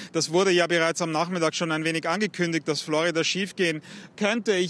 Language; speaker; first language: German; native; German